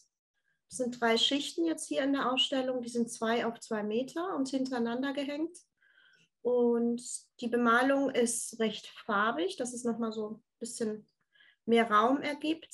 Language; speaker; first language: German; early bilingual, other home language; Turkish